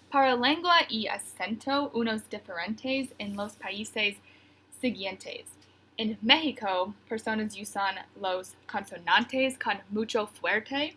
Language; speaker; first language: Spanish; non-native, learner; English